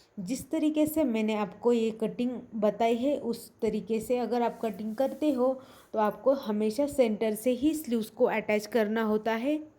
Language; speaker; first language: Hindi; non-native, local second language; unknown